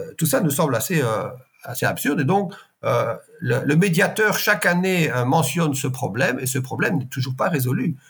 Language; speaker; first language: French; native; French